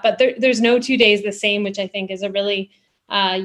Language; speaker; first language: English; native; English